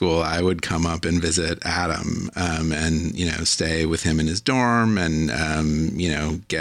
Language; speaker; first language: English; native; English